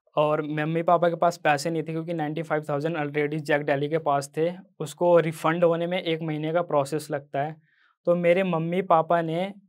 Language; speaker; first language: Hindi; native; Hindi